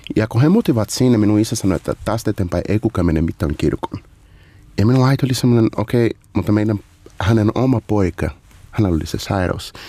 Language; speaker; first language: Finnish; non-native, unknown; Portuguese